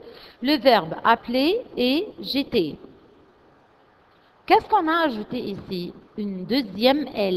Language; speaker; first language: French; non-native, fluent; Arabic